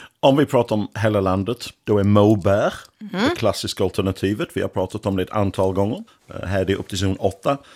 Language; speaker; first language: Swedish; non-native, fluent; English